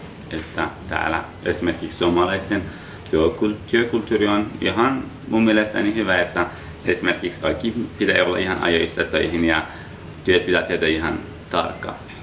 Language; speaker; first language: Finnish; non-native, fluent; Persian